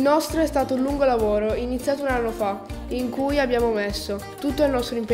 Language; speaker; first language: Italian; native; Italian